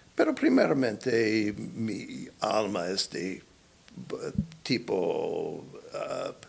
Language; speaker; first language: Spanish; non-native, learner; English